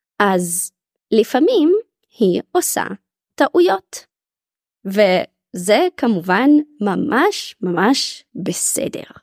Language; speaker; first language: Hebrew; native; Hebrew